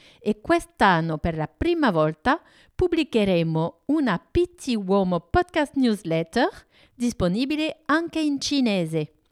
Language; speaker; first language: Italian; non-native, fluent; French